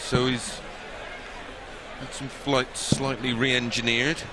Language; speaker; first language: English; native; English